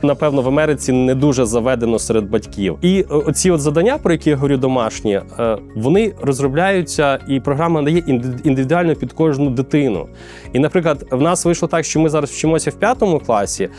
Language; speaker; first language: Ukrainian; native; Ukrainian